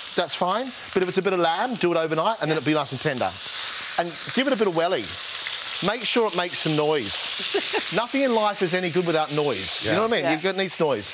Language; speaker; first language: English; native; English